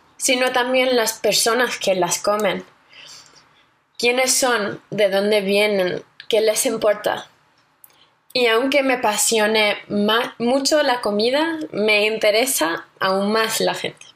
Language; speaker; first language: Spanish; non-native, learner; English